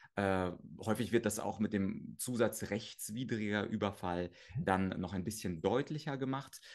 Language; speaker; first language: German; early bilingual, other home language; Russian